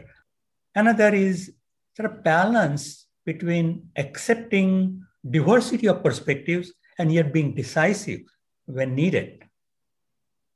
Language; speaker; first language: English; non-native, local second language; Marathi